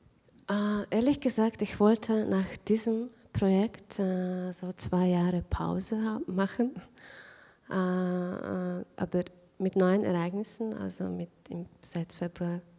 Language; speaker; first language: German; non-native, fluent; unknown